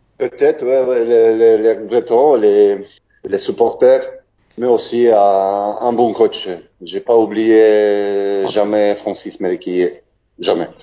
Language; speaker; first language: French; non-native, learner; Polish